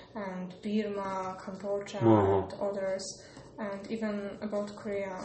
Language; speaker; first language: English; non-native, learner; Polish